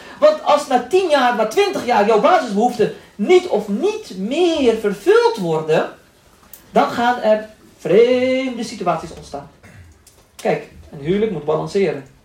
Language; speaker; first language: Dutch; early bilingual, other home language; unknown